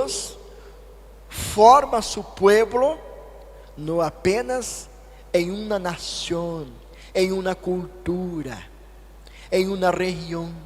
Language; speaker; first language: Spanish; non-native, fluent; Portuguese